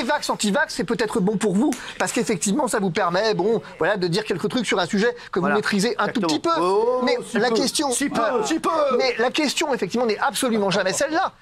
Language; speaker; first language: French; native; French